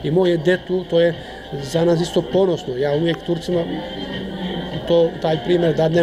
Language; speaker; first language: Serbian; early bilingual, heritage; Croatian